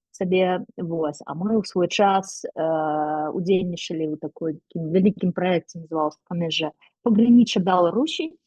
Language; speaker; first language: Belarusian; non-native, local second language; Russian